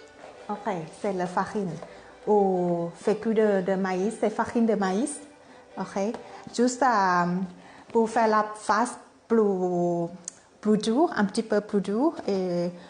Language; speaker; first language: French; non-native, learner; Thai